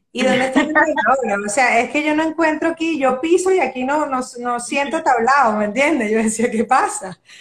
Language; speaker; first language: Spanish; native; Spanish